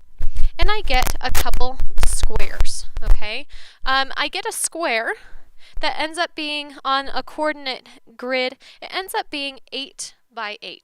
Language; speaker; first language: English; native; English